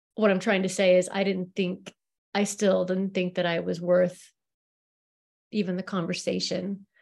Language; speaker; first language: English; native; English